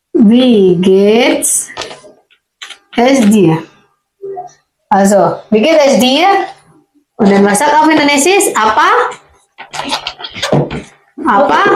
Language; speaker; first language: German; non-native, learner; Indonesian